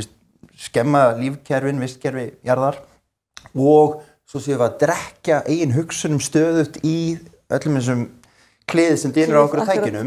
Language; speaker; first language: Icelandic; native; Icelandic